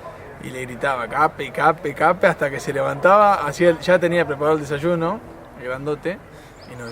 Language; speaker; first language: Spanish; native; Spanish